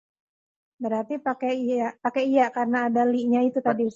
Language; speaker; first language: Indonesian; native; Indonesian